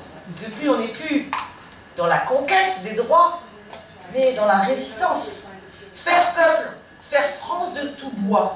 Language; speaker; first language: French; native; French